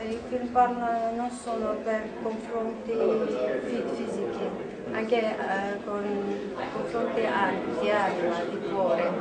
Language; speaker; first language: Italian; non-native, learner; Armenian